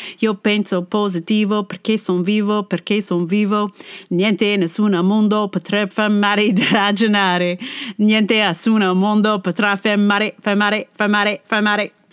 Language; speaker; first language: Italian; non-native, fluent; English